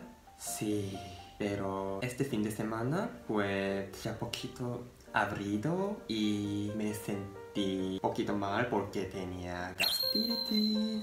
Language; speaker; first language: Spanish; non-native, learner; Japanese